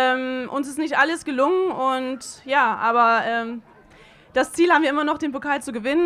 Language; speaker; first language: German; native; German